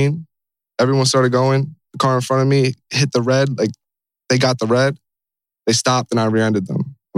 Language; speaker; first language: English; native; English